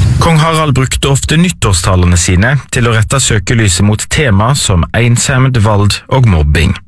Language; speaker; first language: Norwegian; native; Norwegian